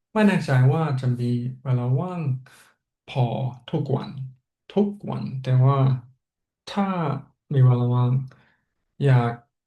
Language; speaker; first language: Thai; non-native, fluent; English